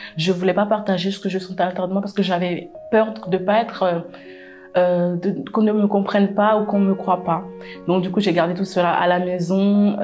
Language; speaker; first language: French; native; French